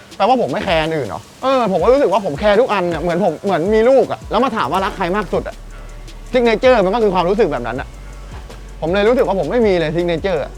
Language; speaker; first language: Thai; native; Thai